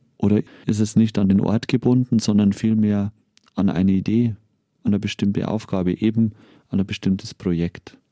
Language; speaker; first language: German; native; German